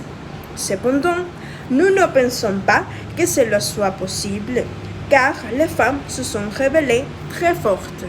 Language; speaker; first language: French; non-native, fluent; Spanish